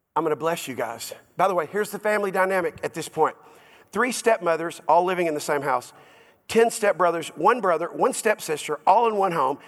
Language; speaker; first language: English; native; English